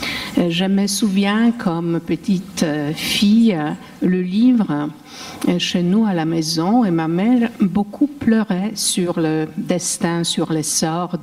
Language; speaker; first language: French; non-native, fluent; Polish